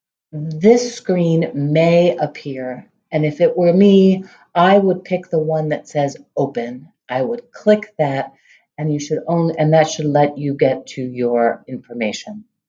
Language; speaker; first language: English; native; English